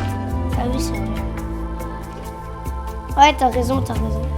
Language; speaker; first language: French; native; French